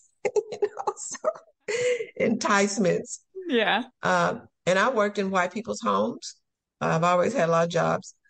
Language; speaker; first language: English; native; English